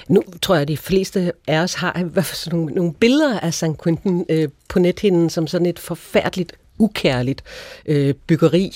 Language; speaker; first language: Danish; native; Danish